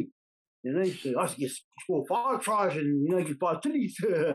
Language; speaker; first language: English; native; English